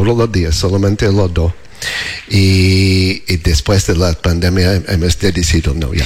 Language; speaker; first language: Spanish; non-native, learner; English